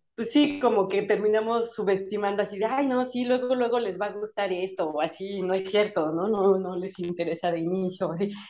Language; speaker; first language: Spanish; native; Spanish